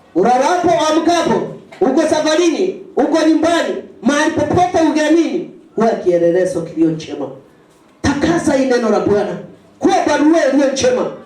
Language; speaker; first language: Swahili; non-native, local second language; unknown